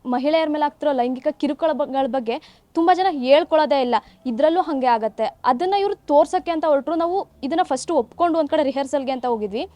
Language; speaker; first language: Kannada; native; Kannada